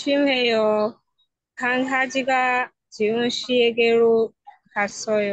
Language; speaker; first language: Korean; non-native, learner; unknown